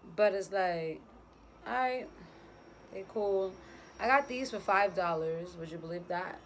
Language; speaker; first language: English; native; English